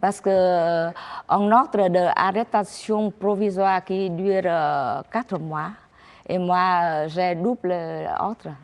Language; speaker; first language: French; non-native, learner; Vietnamese